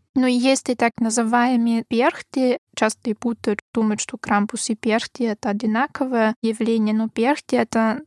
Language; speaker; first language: Russian; non-native, fluent; German